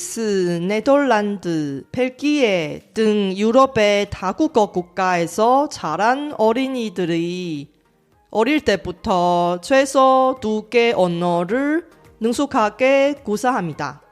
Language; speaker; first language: Korean; non-native, fluent; Chinese